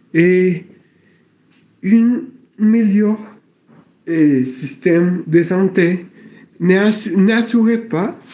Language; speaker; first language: French; non-native, learner; Spanish